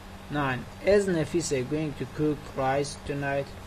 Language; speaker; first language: English; non-native, fluent; Persian